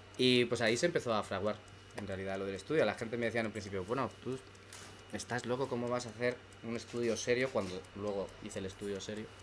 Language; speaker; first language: Spanish; native; Spanish